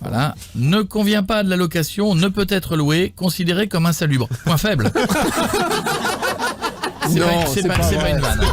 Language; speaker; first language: French; native; French